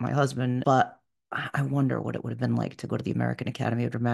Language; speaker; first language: English; early bilingual, other home language; Portuguese